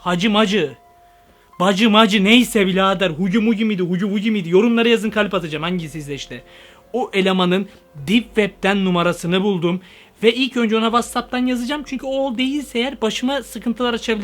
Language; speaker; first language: Turkish; native; Turkish